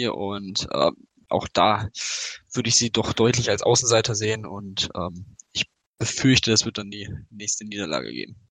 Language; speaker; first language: German; native; German